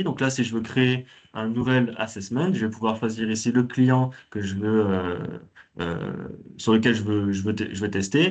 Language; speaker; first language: French; native; French